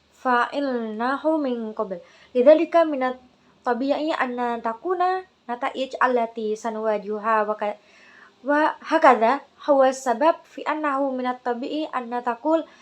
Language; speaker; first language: Arabic; non-native, learner; Indonesian